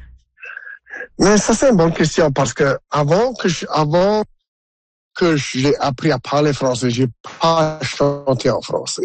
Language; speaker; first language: French; non-native, local second language; English